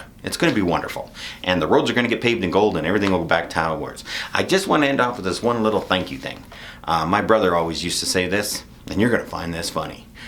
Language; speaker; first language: English; native; English